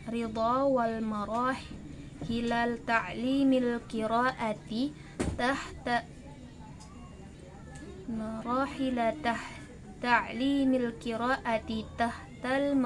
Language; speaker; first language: Arabic; non-native, learner; Indonesian